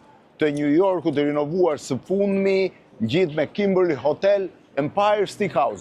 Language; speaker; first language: Albanian; native; Albanian